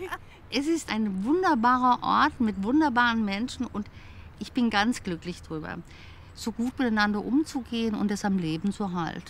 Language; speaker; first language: German; native; German